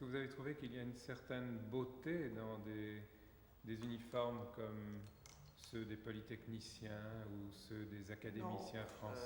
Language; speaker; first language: French; native; French